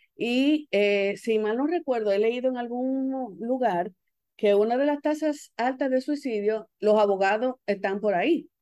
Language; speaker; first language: Spanish; native; Spanish